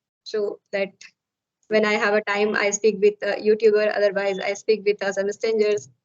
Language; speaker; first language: English; non-native, learner; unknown